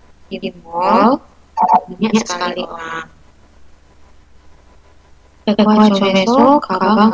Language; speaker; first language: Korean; non-native, learner; Indonesian